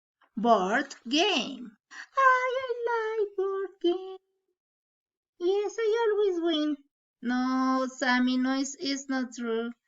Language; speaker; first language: English; non-native, learner; Spanish